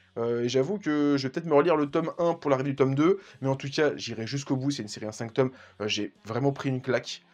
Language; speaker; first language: French; native; French